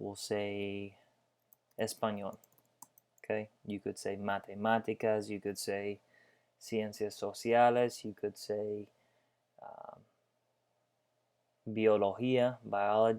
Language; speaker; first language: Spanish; non-native, fluent; English